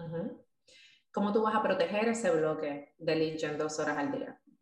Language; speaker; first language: Spanish; native; Spanish